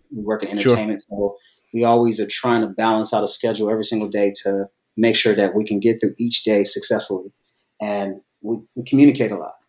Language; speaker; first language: English; native; English